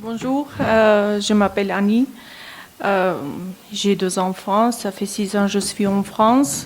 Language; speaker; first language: French; non-native, learner; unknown